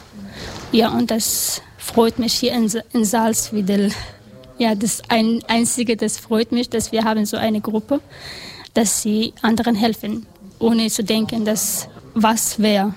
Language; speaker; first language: German; non-native, learner; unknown